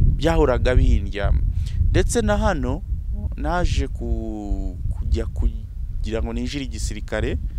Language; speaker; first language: Kinyarwanda; early bilingual, heritage; Kinyarwanda